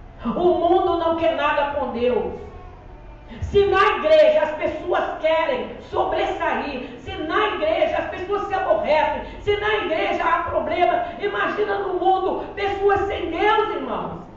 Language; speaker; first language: Portuguese; native; Portuguese